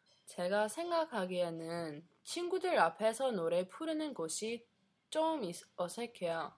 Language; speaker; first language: Korean; non-native, learner; English